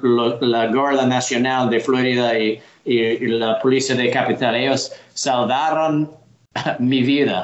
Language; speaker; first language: Spanish; non-native, learner; English